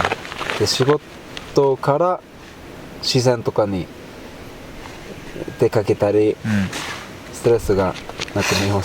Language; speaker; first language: Japanese; non-native, fluent; Icelandic